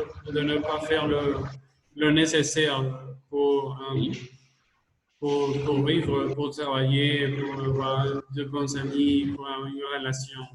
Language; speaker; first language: French; non-native, learner; Spanish